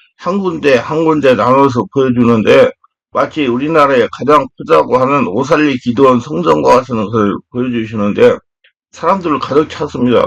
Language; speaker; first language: Korean; native; Korean